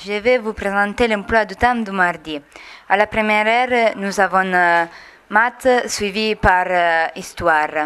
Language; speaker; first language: French; non-native, learner; Italian